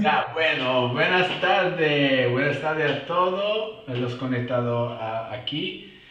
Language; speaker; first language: Spanish; non-native, fluent; Italian